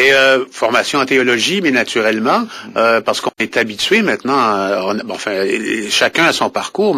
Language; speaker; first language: French; native; French